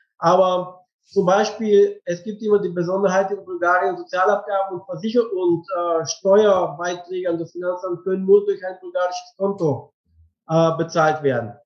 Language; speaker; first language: German; non-native, fluent; Bulgarian